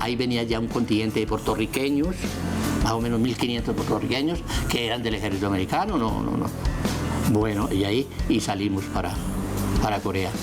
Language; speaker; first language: Spanish; native; Spanish